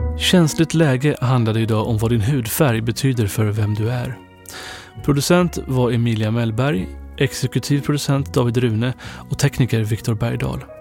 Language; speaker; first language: Swedish; native; Swedish